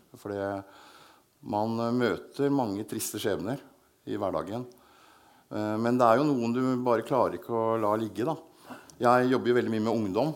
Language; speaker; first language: Norwegian; native; Norwegian